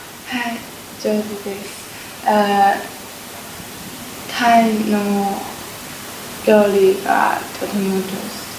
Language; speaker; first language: Japanese; non-native, learner; Chinese